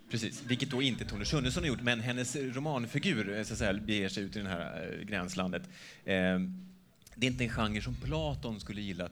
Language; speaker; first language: Swedish; native; Swedish